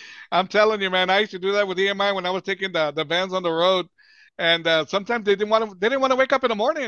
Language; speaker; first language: English; early bilingual, other home language; Spanish